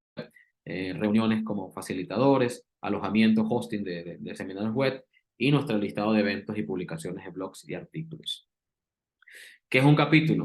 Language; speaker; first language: Spanish; native; Spanish